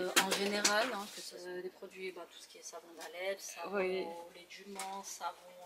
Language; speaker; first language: French; native; French